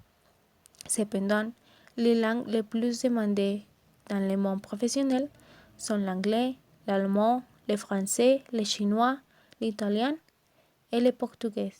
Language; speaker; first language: French; non-native, learner; Spanish